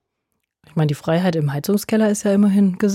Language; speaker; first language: German; native; German